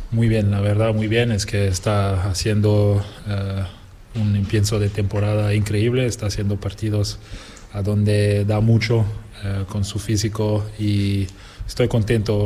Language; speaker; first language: Spanish; non-native, fluent; French